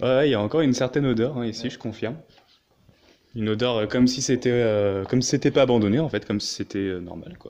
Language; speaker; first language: French; native; French